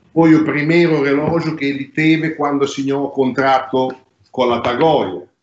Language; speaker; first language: Portuguese; non-native, fluent; Italian